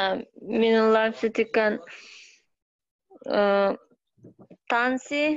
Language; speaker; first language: Finnish; non-native, learner; Russian